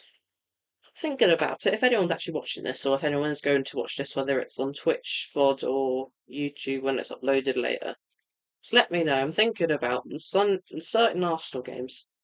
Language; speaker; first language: English; native; English